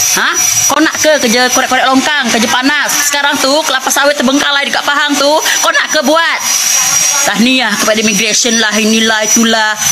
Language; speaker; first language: Malay; native; Malay